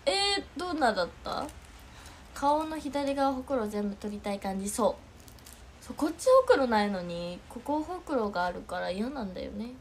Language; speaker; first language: Japanese; native; Japanese